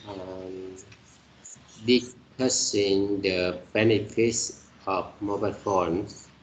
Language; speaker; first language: English; non-native, learner; Vietnamese